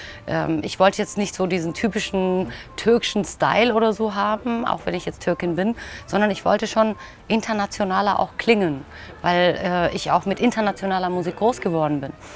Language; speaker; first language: German; native; German